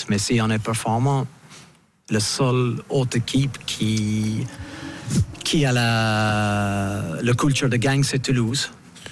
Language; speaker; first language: French; non-native, fluent; English